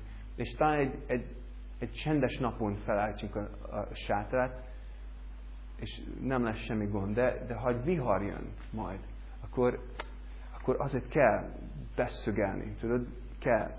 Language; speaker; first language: Hungarian; non-native, learner; English